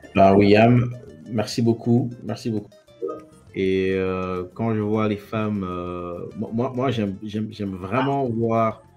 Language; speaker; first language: French; non-native, local second language; Lingala